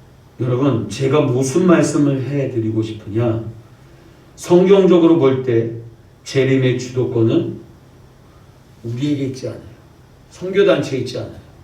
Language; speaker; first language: Korean; native; Korean